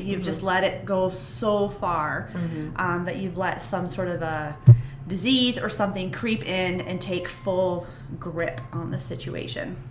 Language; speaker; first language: English; native; English